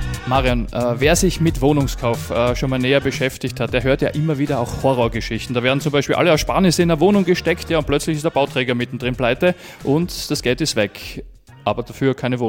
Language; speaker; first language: German; native; German